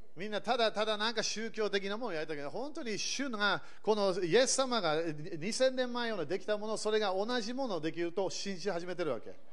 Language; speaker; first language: Japanese; early bilingual, other home language; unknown